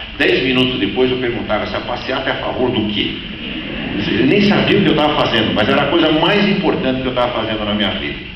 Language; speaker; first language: Portuguese; native; Portuguese